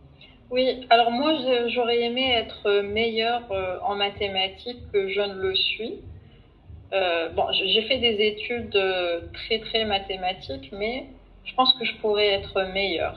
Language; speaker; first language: French; non-native, fluent; Arabic